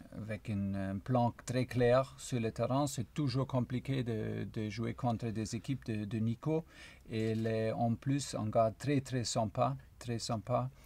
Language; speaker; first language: French; non-native, fluent; German